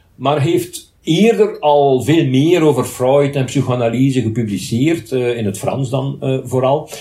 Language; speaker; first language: Dutch; native; Dutch